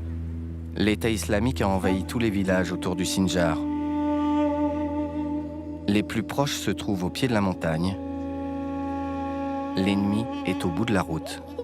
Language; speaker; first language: French; native; French